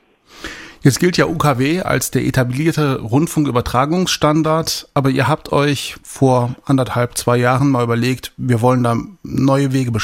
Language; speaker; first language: German; native; German